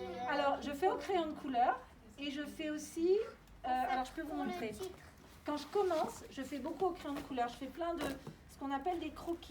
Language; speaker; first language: French; native; French